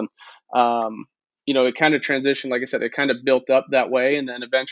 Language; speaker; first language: English; native; English